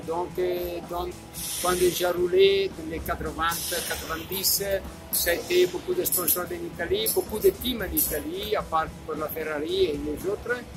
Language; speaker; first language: French; non-native, learner; Italian